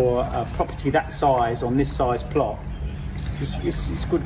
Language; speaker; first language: English; native; English